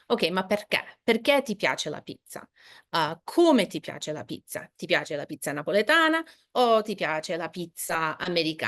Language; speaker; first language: Italian; non-native, fluent; English